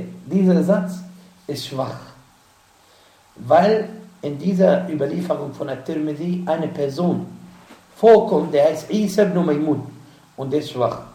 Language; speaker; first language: German; non-native, fluent; Arabic